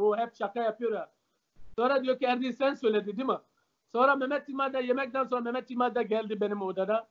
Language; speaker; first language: Turkish; non-native, learner; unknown